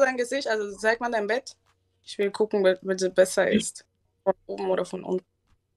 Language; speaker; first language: German; non-native, learner; Spanish